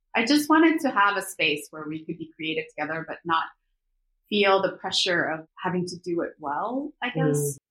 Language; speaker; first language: English; early bilingual, other home language; Korean